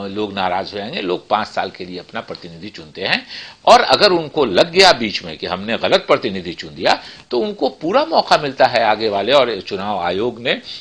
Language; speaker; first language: Hindi; native; Hindi